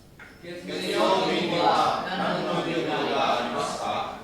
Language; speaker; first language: Japanese; non-native, learner; Indonesian